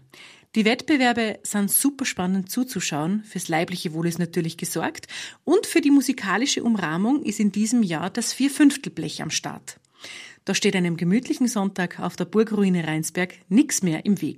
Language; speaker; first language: German; native; German